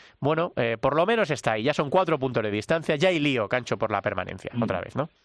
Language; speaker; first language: Spanish; native; Spanish